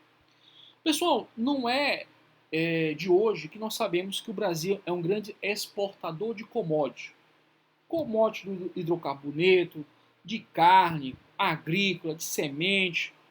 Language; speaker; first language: Portuguese; native; Portuguese